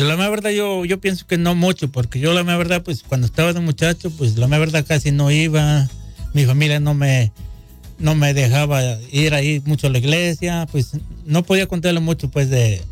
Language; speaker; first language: Spanish; native; Spanish